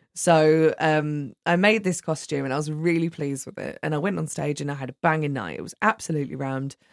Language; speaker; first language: English; native; English